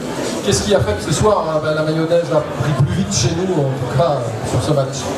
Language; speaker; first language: French; native; French